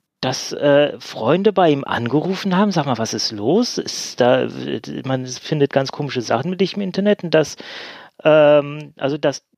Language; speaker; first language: German; native; German